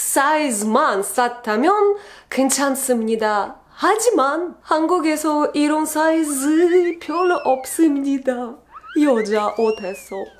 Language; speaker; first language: Korean; non-native, learner; Russian